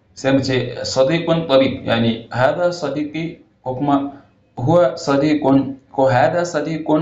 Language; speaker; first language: Arabic; non-native, fluent; Hausa